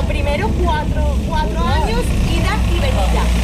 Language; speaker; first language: Spanish; non-native, learner; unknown